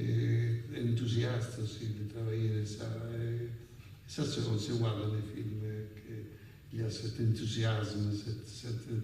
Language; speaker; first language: French; non-native, fluent; Italian